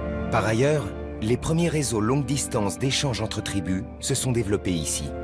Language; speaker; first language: French; native; French